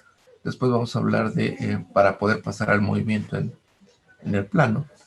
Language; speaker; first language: Spanish; native; Spanish